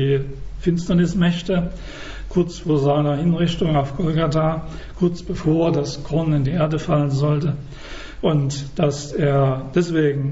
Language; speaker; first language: German; native; German